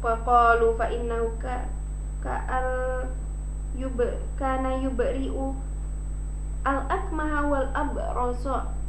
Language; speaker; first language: Arabic; non-native, fluent; Indonesian